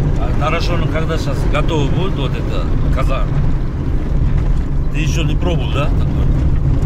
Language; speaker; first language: Russian; non-native, learner; Uzbek